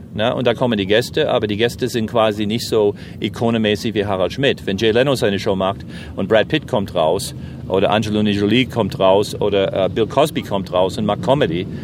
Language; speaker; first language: German; non-native, fluent; English